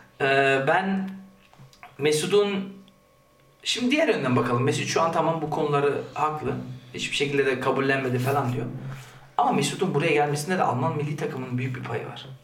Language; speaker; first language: Turkish; early bilingual, heritage; Turkish